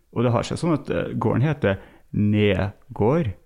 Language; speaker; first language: Norwegian; non-native, fluent; English